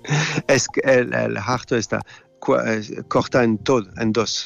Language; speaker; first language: Spanish; non-native, fluent; French